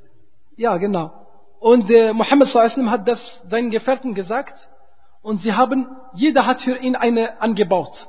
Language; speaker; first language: German; non-native, fluent; Arabic